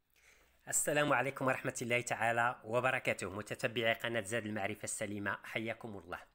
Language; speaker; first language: Arabic; native; Arabic